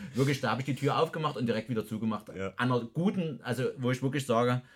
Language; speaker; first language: German; native; German